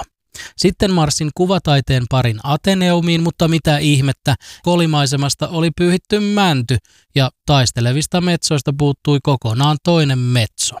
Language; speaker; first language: Finnish; native; Finnish